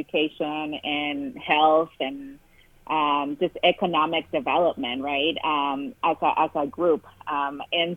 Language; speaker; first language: English; non-native, fluent; Spanish